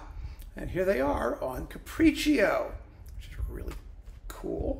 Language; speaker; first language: English; native; English